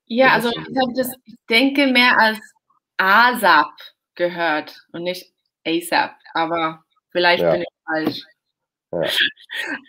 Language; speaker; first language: German; non-native, fluent; English